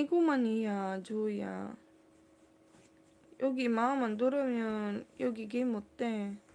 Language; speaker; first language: Korean; non-native, learner; Cebuano